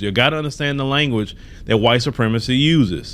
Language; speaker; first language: English; native; English